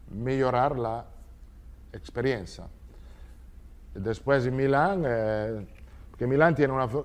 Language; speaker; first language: Spanish; non-native, fluent; Italian